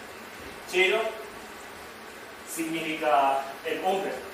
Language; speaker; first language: Spanish; non-native, learner; Japanese